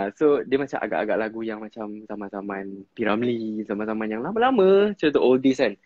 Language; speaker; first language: Malay; non-native, local second language; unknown